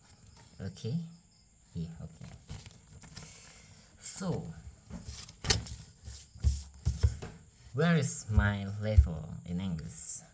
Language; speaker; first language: English; non-native, learner; Indonesian